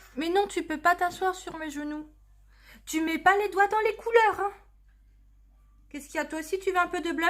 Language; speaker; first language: French; native; French